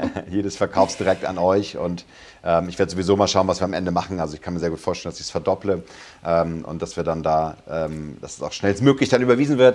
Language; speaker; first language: German; native; German